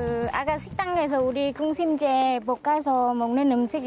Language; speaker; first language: Korean; non-native, learner; Vietnamese